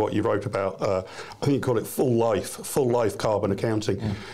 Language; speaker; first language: English; native; English